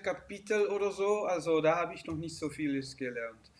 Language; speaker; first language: German; early bilingual, heritage; Dutch